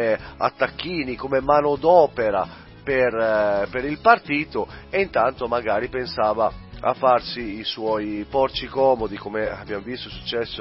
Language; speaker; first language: Italian; native; Italian